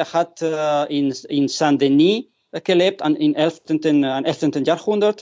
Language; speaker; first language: German; non-native, fluent; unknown